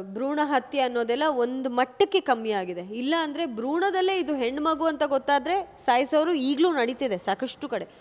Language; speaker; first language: Kannada; non-native, local second language; Kodava